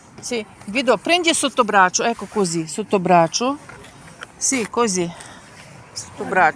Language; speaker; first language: Italian; non-native, learner; Ukrainian